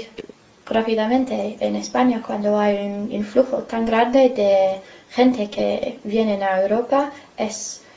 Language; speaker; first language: Spanish; non-native, fluent; English